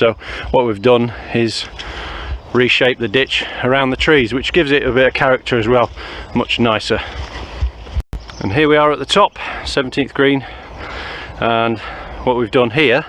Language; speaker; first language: English; native; English